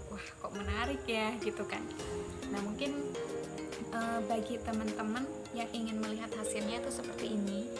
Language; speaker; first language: Indonesian; non-native, local second language; Madurese